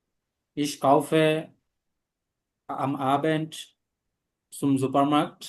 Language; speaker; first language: German; non-native, learner; Bangla